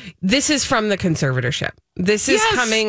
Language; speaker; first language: English; native; English